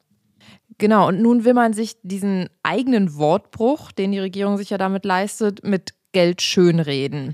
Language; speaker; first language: German; native; German